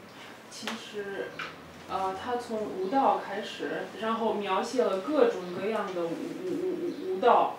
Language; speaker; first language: Chinese; non-native, fluent; Russian